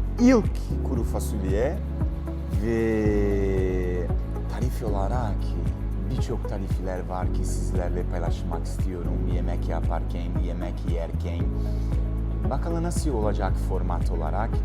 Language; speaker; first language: Turkish; non-native, learner; Portuguese